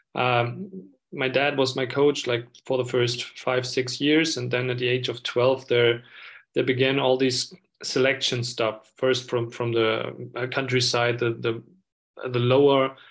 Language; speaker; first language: English; non-native, fluent; German